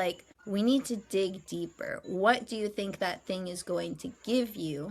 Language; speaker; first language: English; native; English